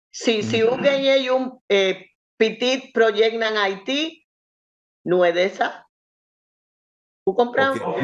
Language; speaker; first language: Haitian Creole; non-native, learner; Spanish